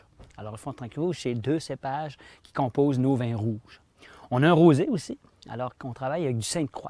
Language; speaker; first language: French; native; French